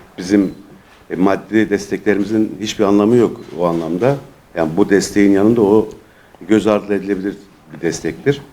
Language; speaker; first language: Turkish; native; Turkish